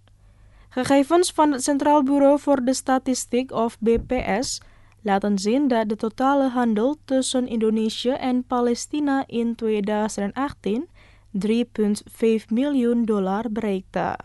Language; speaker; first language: Dutch; non-native, fluent; Indonesian